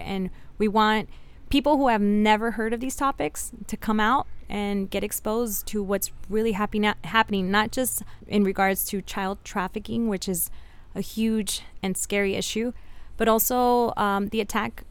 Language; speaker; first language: English; early bilingual, other home language; Spanish